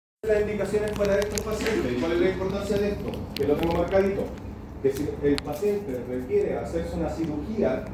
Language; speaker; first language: Spanish; native; Spanish